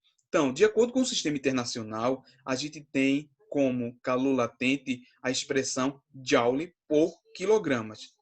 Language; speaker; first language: Portuguese; native; Portuguese